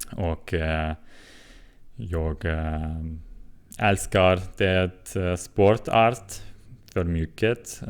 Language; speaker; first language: Swedish; non-native, learner; Swiss German